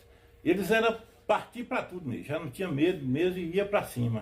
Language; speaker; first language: Portuguese; native; Portuguese